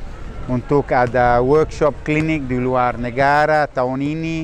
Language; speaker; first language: Indonesian; non-native, learner; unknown